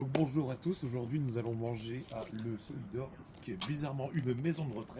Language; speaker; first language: French; native; French